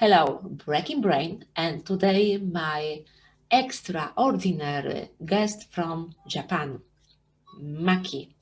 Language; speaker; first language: English; non-native, fluent; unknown